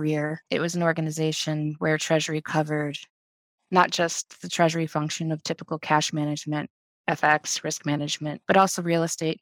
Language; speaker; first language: English; native; English